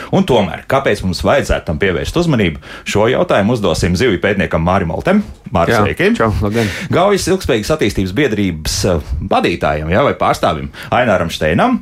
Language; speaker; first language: Latvian; native; Latvian